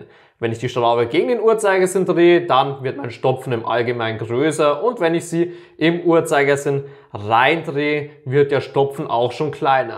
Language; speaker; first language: German; native; German